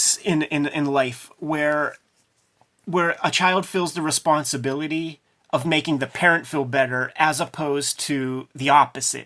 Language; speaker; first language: English; native; English